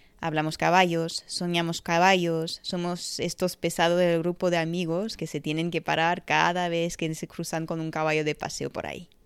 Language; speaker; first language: Spanish; non-native, fluent; French